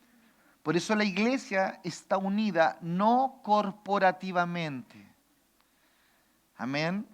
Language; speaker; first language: Spanish; native; Spanish